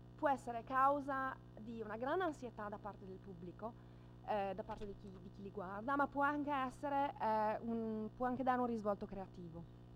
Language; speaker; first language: Italian; native; Italian